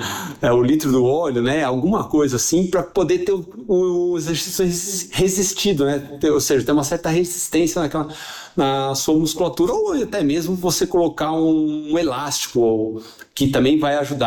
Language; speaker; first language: Portuguese; native; Portuguese